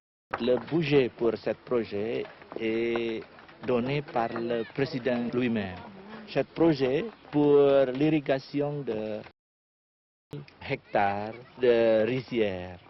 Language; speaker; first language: French; non-native, learner; Indonesian